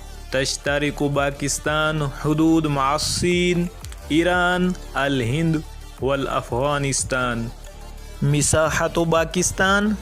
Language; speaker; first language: Arabic; non-native, learner; Urdu